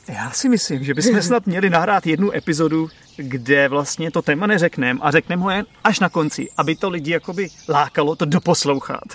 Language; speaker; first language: Czech; native; Czech